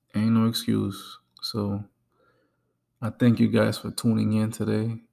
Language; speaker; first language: English; early bilingual, other home language; Spanish